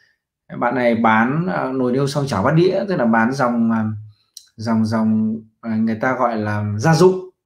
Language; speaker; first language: Vietnamese; native; Vietnamese